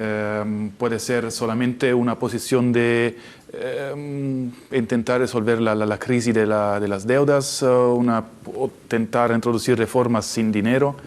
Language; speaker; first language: Spanish; non-native, fluent; Italian